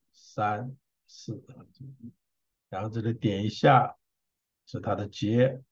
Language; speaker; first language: Chinese; native; Chinese